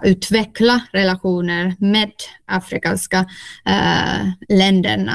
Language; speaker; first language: Swedish; non-native, local second language; Finnish